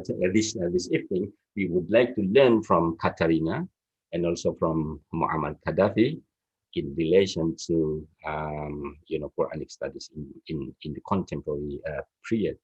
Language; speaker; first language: English; non-native, fluent; Indonesian